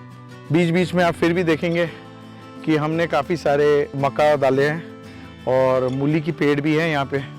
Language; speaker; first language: Hindi; non-native, local second language; Marathi